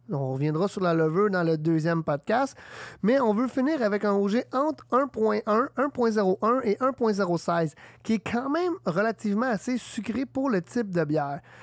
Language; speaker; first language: French; native; French